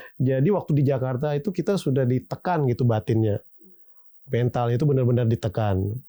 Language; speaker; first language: Indonesian; native; Indonesian